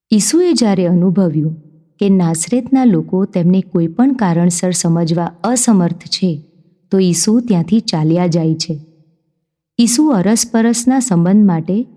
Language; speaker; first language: Gujarati; native; Gujarati